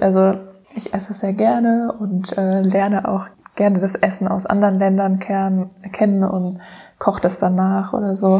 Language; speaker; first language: German; native; German